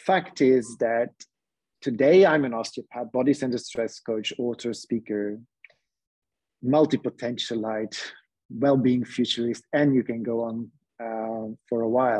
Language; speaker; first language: English; non-native, fluent; Dutch